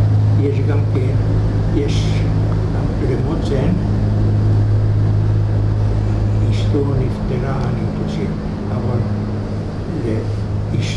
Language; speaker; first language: Hebrew; non-native, fluent; Hungarian